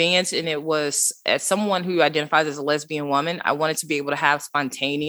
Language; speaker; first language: English; native; English